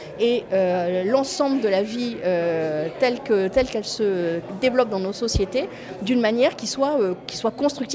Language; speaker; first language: French; native; French